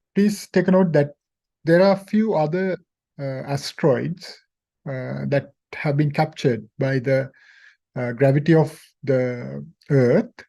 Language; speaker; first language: English; non-native, local second language; Sinhala